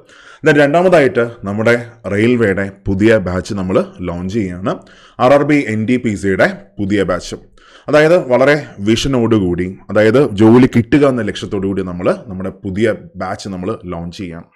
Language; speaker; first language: Malayalam; native; Malayalam